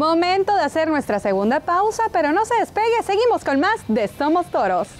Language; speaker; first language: Spanish; native; Spanish